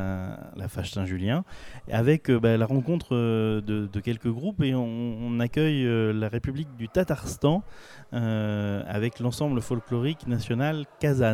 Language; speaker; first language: French; native; French